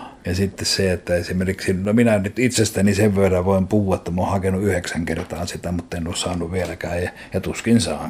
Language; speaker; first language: Finnish; native; Finnish